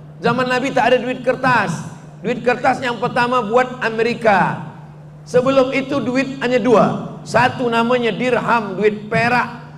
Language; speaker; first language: Malay; native; Malay